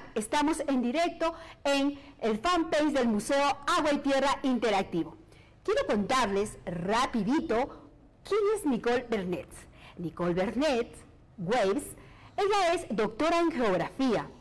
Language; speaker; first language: Spanish; native; Spanish